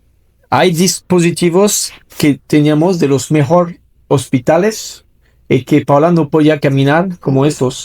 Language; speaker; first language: Spanish; non-native, fluent; French